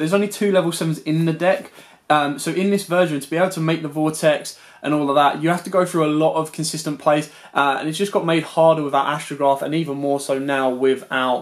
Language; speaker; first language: English; native; English